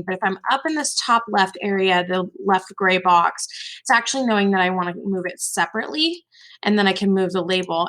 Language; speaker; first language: English; native; English